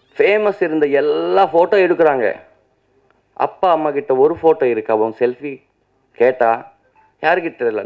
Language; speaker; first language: Tamil; non-native, local second language; Telugu